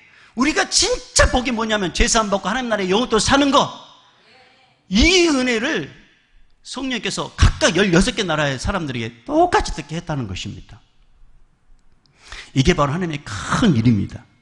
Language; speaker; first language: Korean; native; Korean